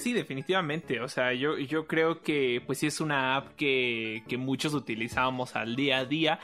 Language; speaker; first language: Spanish; native; Spanish